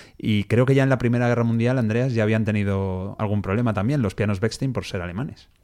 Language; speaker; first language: Spanish; native; Spanish